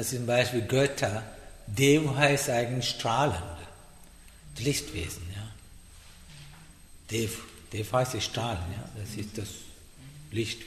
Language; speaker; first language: German; non-native, fluent; Sinhala